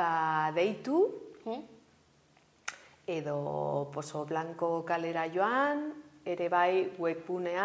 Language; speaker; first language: Basque; non-native, local second language; Spanish